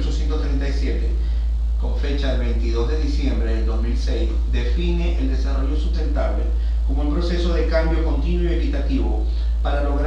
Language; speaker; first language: Spanish; native; Spanish